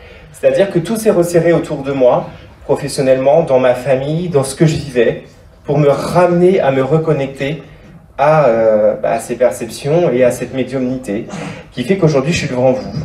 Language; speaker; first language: French; native; French